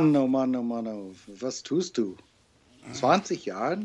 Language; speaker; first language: German; non-native, fluent; English